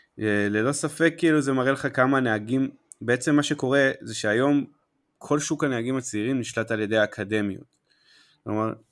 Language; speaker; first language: Hebrew; native; Hebrew